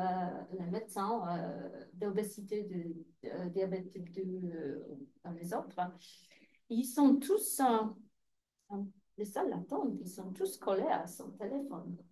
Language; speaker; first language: French; non-native, fluent; Polish